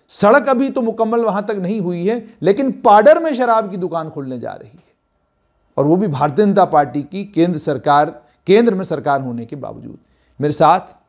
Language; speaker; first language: Hindi; non-native, local second language; Dogri